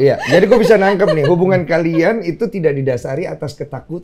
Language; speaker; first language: Indonesian; native; Indonesian